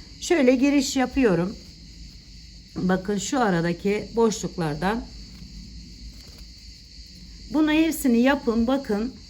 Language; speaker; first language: Turkish; native; Turkish